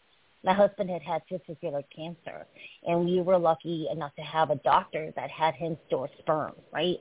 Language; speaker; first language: English; early bilingual, other home language; Chinese